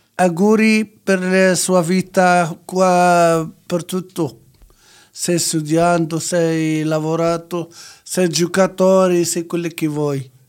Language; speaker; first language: Italian; non-native, learner; Albanian